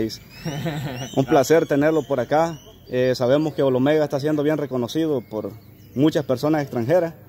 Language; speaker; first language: Spanish; native; Spanish